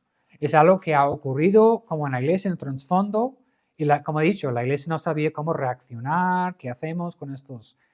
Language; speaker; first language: Spanish; non-native, fluent; English